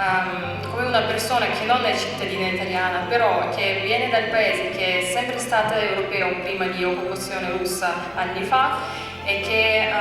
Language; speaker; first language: Italian; non-native, fluent; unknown